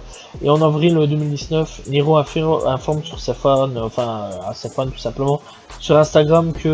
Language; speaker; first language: French; native; French